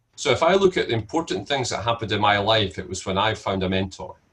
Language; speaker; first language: English; native; English